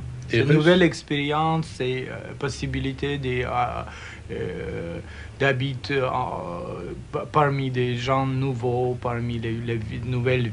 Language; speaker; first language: French; non-native, fluent; Russian